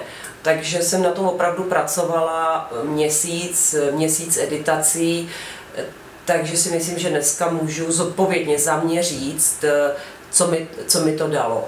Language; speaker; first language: Czech; native; Czech